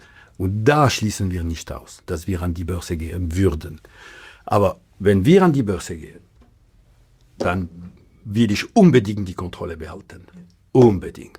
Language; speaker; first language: German; non-native, local second language; French